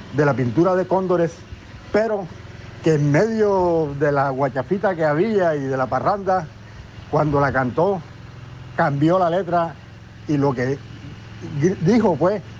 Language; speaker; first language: Spanish; native; Spanish